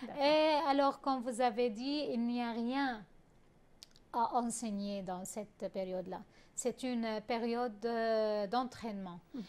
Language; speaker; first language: French; non-native, fluent; Arabic